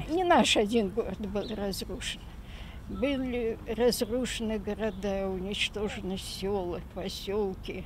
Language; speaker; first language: Russian; native; Russian